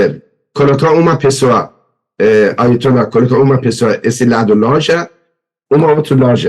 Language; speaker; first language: Portuguese; non-native, learner; Persian